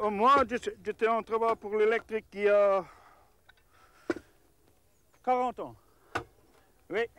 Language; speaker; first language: French; non-native, learner; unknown